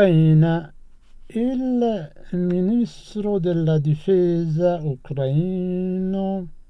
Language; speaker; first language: Italian; non-native, fluent; Persian